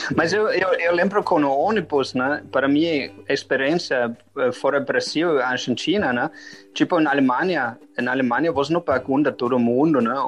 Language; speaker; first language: Portuguese; non-native, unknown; German